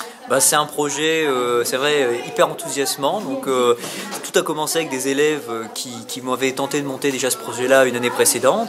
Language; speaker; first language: French; native; French